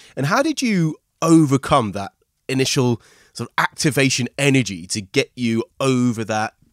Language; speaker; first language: English; early bilingual, other home language; Hindi